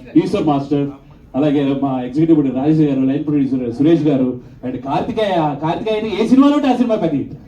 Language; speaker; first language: Telugu; native; Telugu